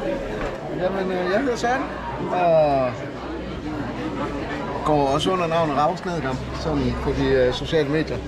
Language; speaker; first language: Danish; native; Danish